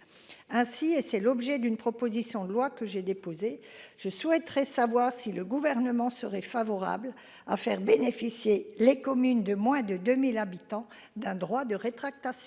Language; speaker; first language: French; native; French